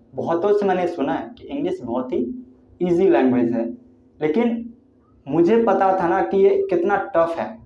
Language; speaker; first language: Hindi; native; Hindi